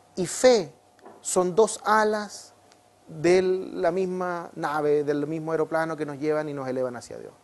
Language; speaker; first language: Spanish; native; Spanish